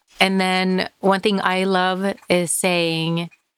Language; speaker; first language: English; non-native, fluent; Finnish